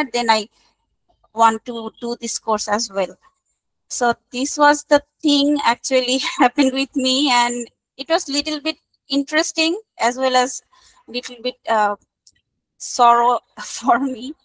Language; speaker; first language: English; non-native, learner; Bangla